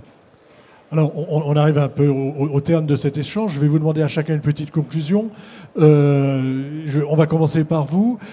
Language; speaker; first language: French; native; French